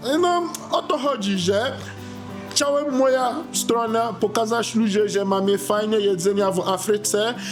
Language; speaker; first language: Polish; non-native, learner; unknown